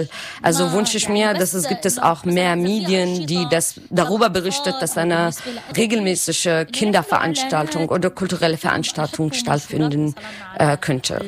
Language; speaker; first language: German; non-native, learner; Arabic